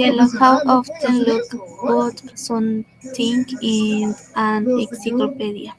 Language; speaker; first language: English; non-native, learner; Spanish